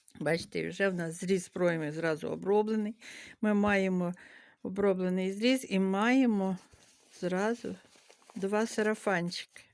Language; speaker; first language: Ukrainian; native; Ukrainian